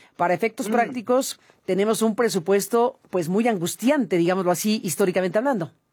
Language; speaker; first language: Spanish; native; Spanish